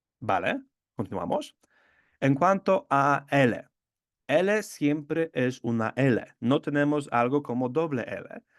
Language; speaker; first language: Spanish; non-native, fluent; Polish